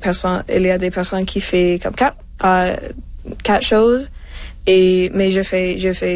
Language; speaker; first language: French; non-native, local second language; English